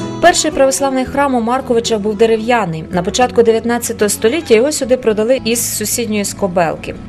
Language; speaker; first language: Ukrainian; native; Ukrainian